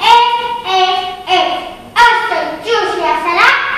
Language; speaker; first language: Basque; non-native, local second language; Spanish